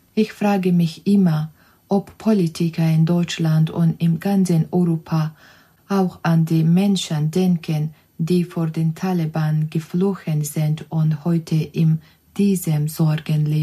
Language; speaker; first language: German; non-native, learner; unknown